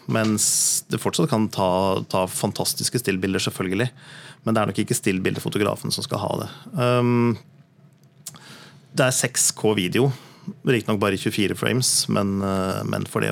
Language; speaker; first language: Norwegian; native; Norwegian